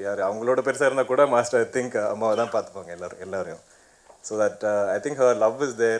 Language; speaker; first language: Tamil; non-native, fluent; Malayalam